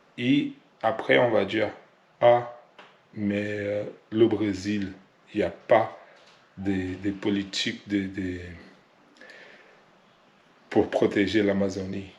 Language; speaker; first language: French; non-native, learner; Portuguese